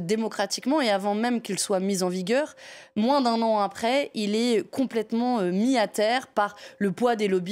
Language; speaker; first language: French; native; French